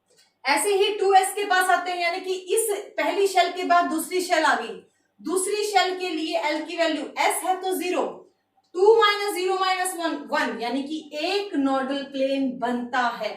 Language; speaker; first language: Hindi; native; Hindi